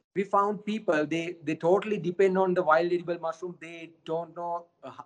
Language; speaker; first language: English; non-native, local second language; Sinhala